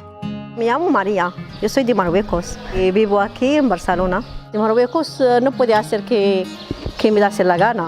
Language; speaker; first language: Spanish; non-native, learner; Arabic